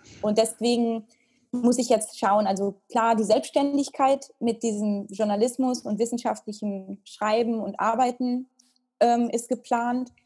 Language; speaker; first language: German; early bilingual, heritage; Italian